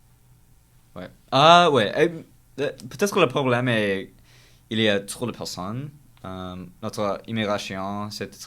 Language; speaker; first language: French; non-native, learner; English